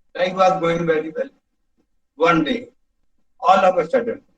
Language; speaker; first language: English; non-native, local second language; Punjabi